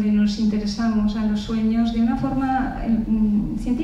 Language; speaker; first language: Spanish; native; Spanish